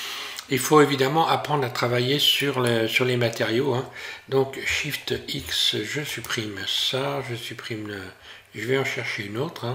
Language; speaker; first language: French; native; French